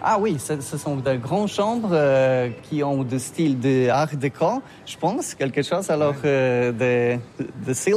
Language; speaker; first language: French; non-native, learner; Polish